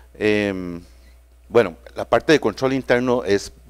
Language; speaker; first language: Spanish; native; Spanish